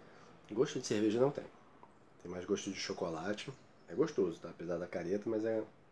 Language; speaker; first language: Portuguese; native; Portuguese